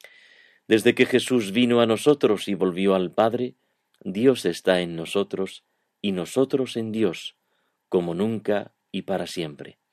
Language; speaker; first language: Spanish; native; Spanish